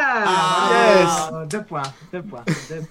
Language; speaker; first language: French; native; French